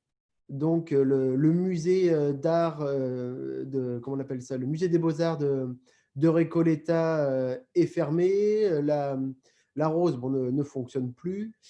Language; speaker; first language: French; native; French